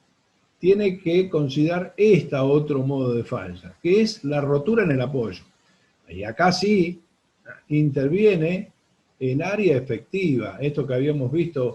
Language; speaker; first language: Spanish; native; Spanish